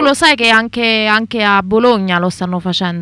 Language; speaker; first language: Italian; native; Italian